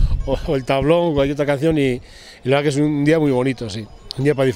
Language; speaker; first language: Spanish; native; Spanish